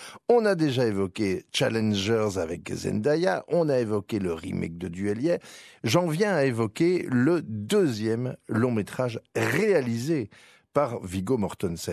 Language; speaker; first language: French; native; French